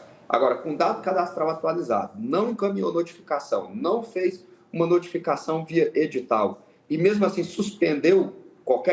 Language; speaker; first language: Portuguese; native; Portuguese